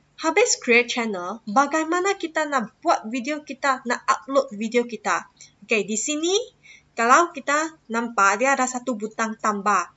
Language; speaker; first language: Malay; non-native, local second language; Chinese